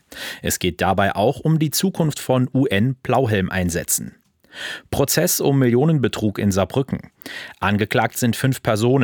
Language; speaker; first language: German; native; German